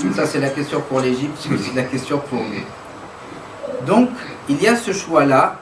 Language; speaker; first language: French; non-native, local second language; Arabic